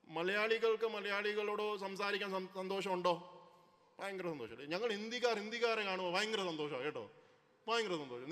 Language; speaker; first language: Malayalam; early bilingual, heritage; Malayalam